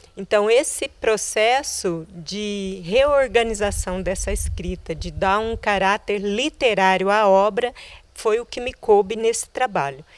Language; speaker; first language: Portuguese; native; Portuguese